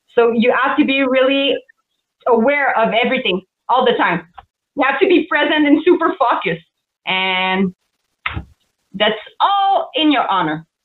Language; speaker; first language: English; non-native, fluent; French